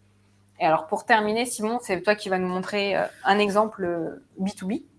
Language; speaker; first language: French; native; French